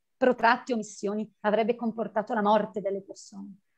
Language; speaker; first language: Italian; native; Italian